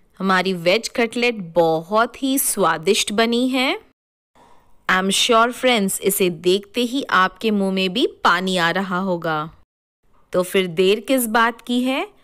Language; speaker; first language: Hindi; native; Hindi